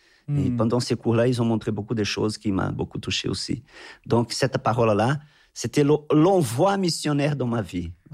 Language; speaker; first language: French; non-native, fluent; Portuguese